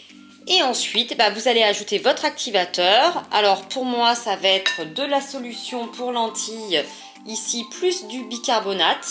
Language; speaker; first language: French; native; French